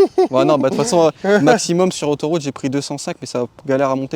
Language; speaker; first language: French; native; French